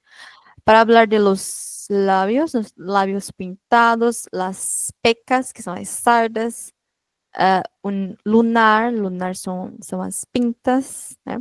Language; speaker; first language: Spanish; non-native, fluent; Portuguese